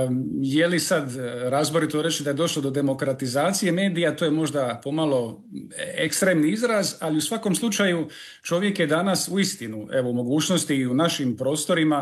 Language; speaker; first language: Serbian; native; Serbian